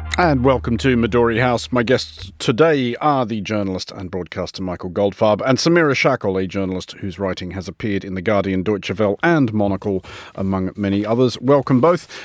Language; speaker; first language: English; native; English